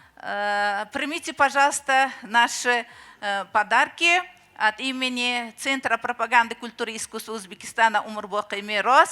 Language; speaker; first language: Russian; non-native, local second language; Uzbek